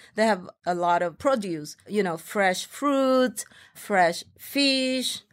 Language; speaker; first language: English; non-native, local second language; Hakka Chinese